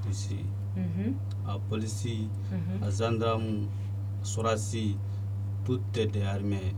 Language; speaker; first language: French; non-native, learner; Bambara